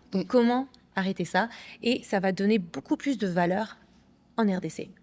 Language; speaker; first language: French; early bilingual, other home language; English